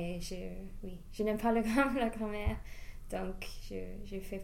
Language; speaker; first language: French; non-native, learner; English